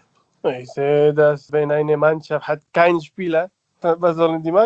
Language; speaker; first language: German; non-native, learner; Spanish